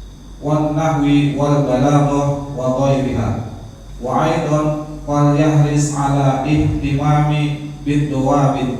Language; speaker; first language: Arabic; non-native, learner; Indonesian